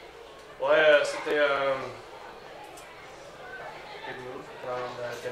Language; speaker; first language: French; non-native, learner; English